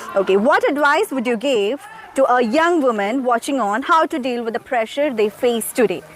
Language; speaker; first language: English; non-native, local second language; Malayalam